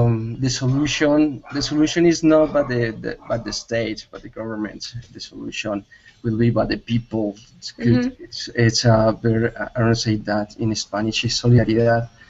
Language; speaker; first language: English; non-native, learner; Spanish